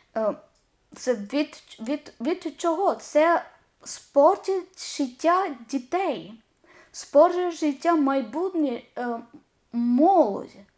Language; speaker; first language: Ukrainian; non-native, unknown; Malayalam